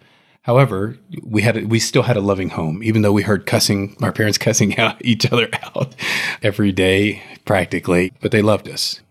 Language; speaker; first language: English; native; English